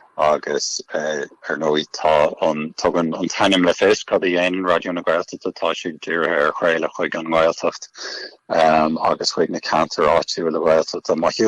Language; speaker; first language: Irish; native; Irish